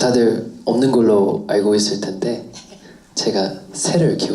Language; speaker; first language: Korean; non-native, fluent; English